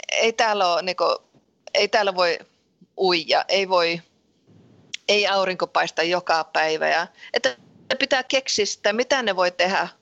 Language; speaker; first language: Finnish; early bilingual, heritage; Finnish